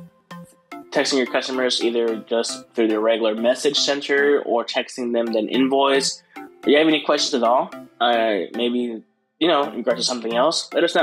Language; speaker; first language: English; native; English